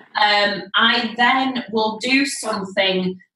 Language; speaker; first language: English; native; English